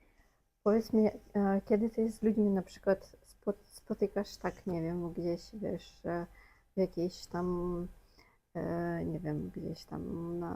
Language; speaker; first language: Polish; non-native, fluent; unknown